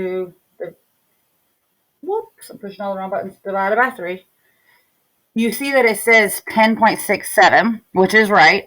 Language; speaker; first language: English; native; English